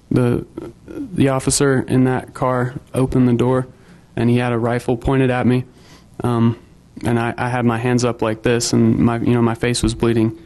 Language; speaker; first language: English; native; English